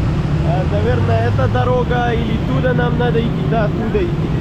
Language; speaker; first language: Russian; non-native, learner; Pashto